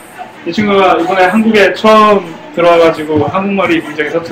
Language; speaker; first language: Korean; native; Korean